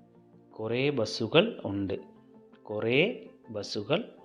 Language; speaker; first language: Malayalam; non-native, fluent; Telugu